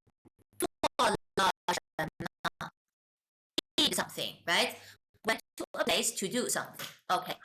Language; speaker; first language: English; non-native, fluent; Chinese